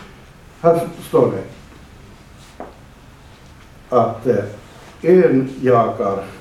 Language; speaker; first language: Swedish; non-native, fluent; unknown